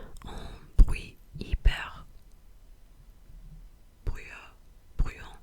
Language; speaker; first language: French; non-native, fluent; English